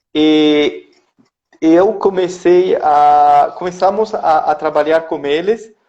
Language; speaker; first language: Portuguese; non-native, fluent; French